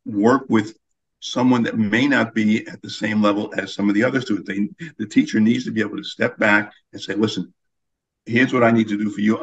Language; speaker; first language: English; native; English